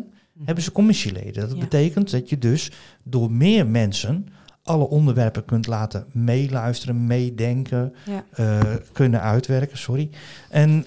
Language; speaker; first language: Dutch; native; Dutch